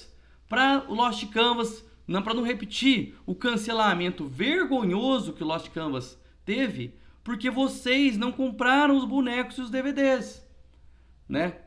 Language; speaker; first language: Portuguese; native; Portuguese